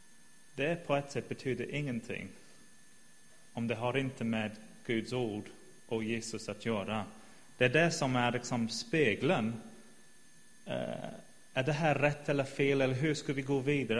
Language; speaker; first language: Swedish; non-native, fluent; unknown